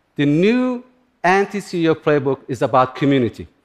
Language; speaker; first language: English; non-native, fluent; Turkish